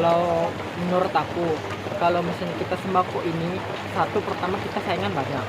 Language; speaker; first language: Indonesian; native; Indonesian